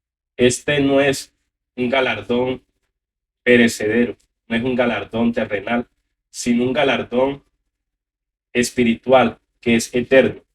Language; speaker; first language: Spanish; native; Spanish